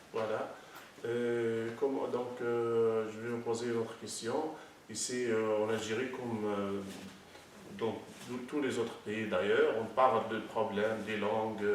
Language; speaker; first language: French; non-native, local second language; Arabic